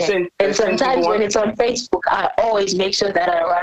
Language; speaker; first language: English; non-native, local second language; North Ndebele